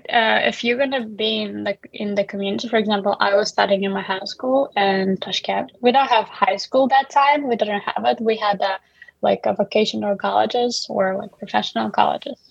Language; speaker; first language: English; non-native, fluent; Uzbek